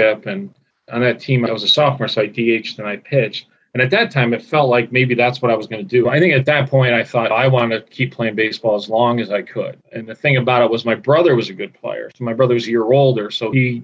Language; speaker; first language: English; native; English